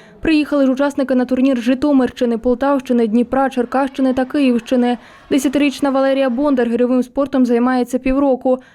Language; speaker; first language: Ukrainian; native; Ukrainian